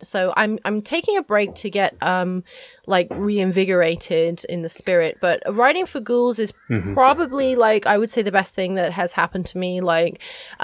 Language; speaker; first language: English; native; English